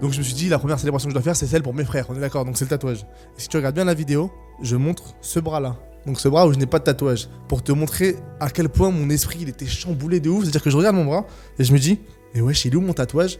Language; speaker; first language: French; native; French